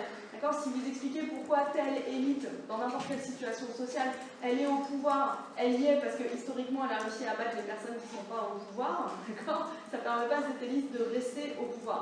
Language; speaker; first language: French; native; French